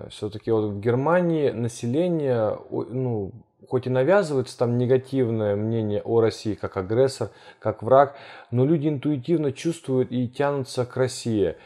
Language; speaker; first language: Russian; early bilingual, heritage; Russian